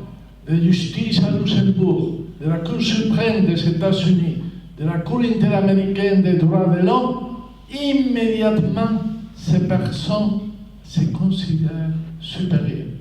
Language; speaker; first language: French; non-native, fluent; Spanish